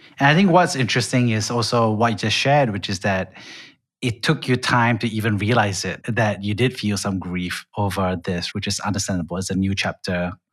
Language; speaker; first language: English; native; English